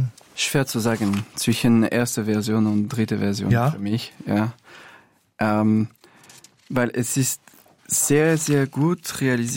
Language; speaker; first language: German; non-native, fluent; French